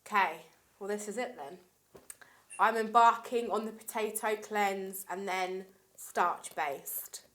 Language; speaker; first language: English; native; English